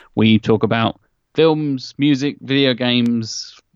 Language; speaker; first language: English; native; English